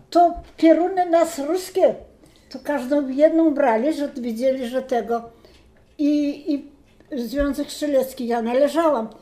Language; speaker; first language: Polish; native; Polish